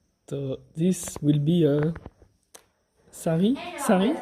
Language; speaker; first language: English; non-native, learner; French